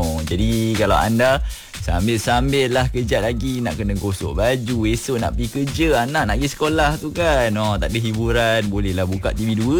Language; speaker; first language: Malay; native; Malay